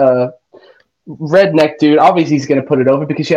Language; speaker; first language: English; native; English